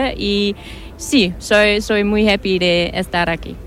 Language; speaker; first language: Spanish; non-native, learner; German